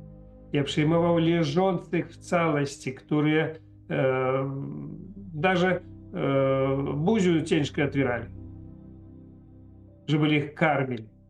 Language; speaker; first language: Polish; non-native, learner; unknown